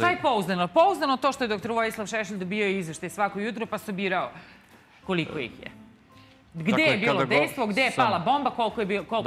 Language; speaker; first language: Serbian; native; Serbian